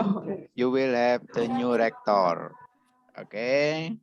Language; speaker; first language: English; non-native, learner; Indonesian